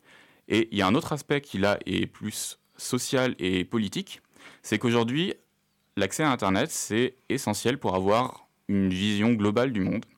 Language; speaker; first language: French; native; French